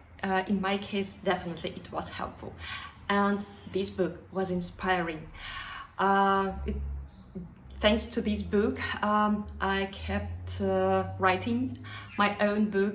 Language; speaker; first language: English; non-native, fluent; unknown